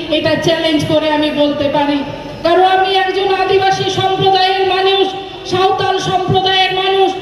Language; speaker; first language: Bangla; non-native, local second language; Santali